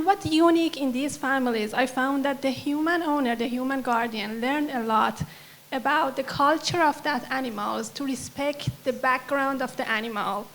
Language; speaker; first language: English; non-native, fluent; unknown